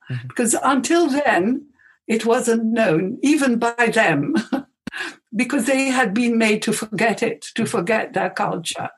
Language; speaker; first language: English; non-native, fluent; Arabic